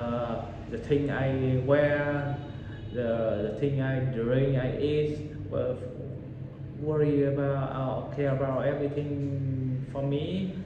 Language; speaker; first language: English; non-native, learner; Vietnamese